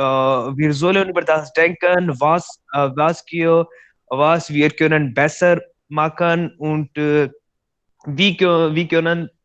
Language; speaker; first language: German; non-native, learner; Hindi